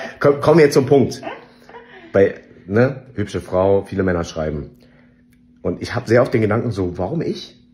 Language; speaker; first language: German; early bilingual, other home language; Vietnamese